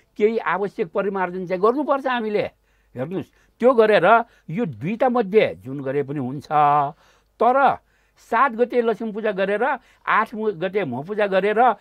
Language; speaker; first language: Nepali; non-native, local second language; Newari